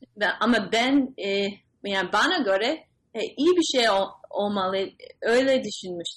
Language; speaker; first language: Turkish; non-native, learner; English